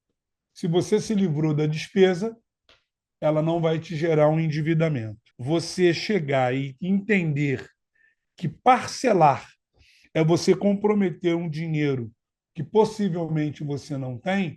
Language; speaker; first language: Portuguese; native; Portuguese